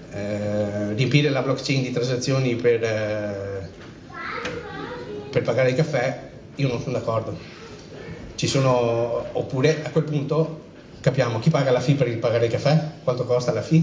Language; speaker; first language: Italian; native; Italian